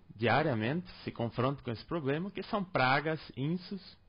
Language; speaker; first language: Portuguese; non-native, local second language; German